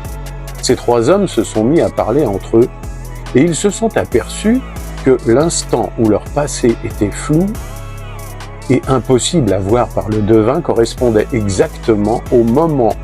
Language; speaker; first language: French; native; French